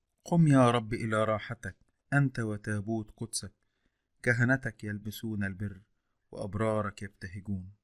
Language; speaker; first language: Arabic; native; Arabic